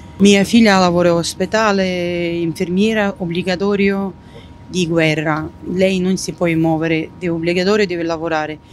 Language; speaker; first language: Italian; non-native, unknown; Ukrainian